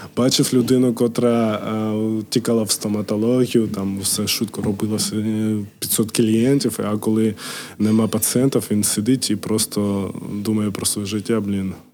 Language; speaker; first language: Ukrainian; non-native, local second language; Russian